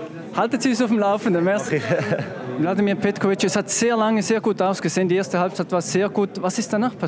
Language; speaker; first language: German; native; German